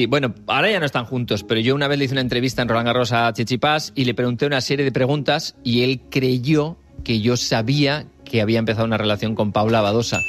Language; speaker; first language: Spanish; native; Spanish